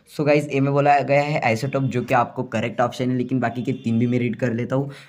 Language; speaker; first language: Hindi; non-native, local second language; Marathi